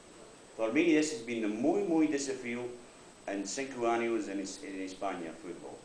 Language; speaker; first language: Spanish; non-native, learner; English